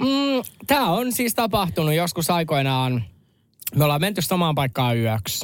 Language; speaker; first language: Finnish; native; Finnish